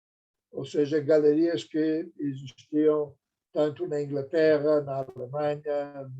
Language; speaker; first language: Portuguese; non-native, fluent; Persian